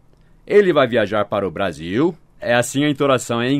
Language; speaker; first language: Portuguese; non-native, fluent; English